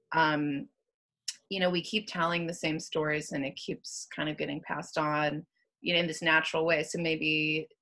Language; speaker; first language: English; native; English